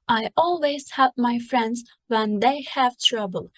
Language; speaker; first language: English; non-native, fluent; Turkish